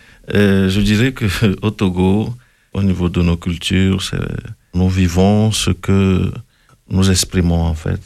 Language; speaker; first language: French; non-native, local second language; Ewe